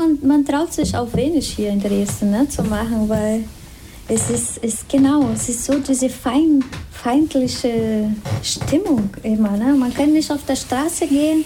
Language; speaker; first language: German; non-native, fluent; Spanish